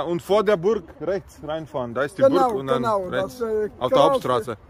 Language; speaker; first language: German; early bilingual, other home language; Bosnian